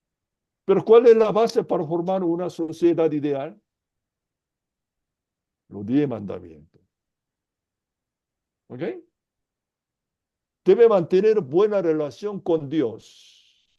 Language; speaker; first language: Spanish; non-native, fluent; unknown